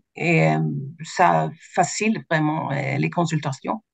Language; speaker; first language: French; non-native, fluent; Swedish